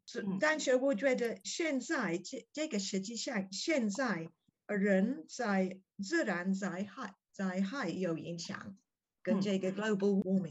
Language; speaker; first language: Chinese; non-native, learner; English